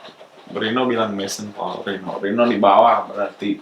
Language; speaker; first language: Indonesian; non-native, local second language; English